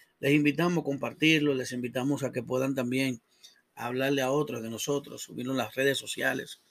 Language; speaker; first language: Spanish; native; Spanish